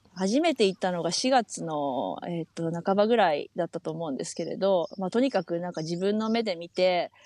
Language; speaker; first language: Japanese; native; Japanese